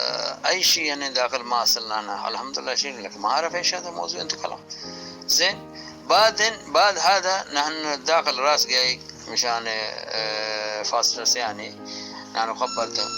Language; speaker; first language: Arabic; non-native, learner; Urdu